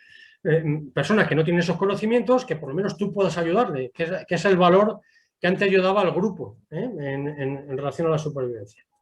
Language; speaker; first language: Spanish; native; Spanish